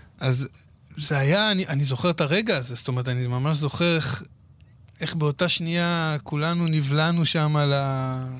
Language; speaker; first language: Hebrew; native; Hebrew